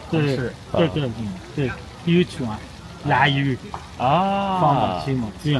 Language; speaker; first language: Chinese; non-native, learner; Persian